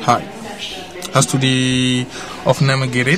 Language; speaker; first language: German; non-native, learner; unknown